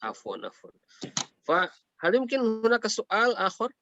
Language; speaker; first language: Arabic; non-native, fluent; Indonesian